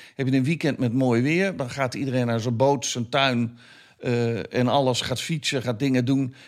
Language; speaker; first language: Dutch; native; Dutch